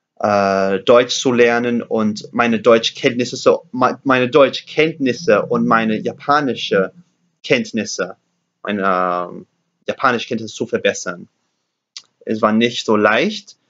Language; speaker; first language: German; non-native, learner; English